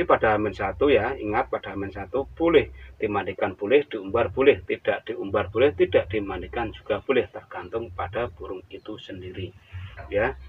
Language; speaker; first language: Indonesian; native; Indonesian